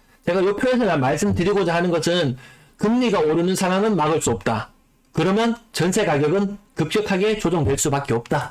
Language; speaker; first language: Korean; native; Korean